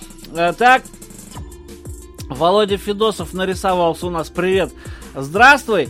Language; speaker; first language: Russian; native; Russian